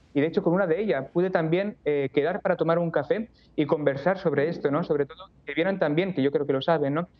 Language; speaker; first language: Spanish; native; Spanish